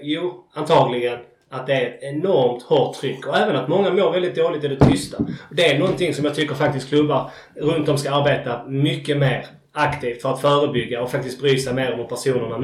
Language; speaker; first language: Swedish; native; Swedish